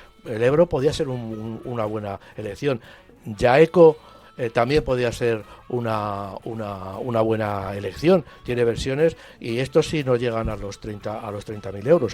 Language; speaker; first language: Spanish; native; Spanish